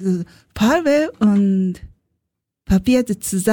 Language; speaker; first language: German; non-native, learner; Japanese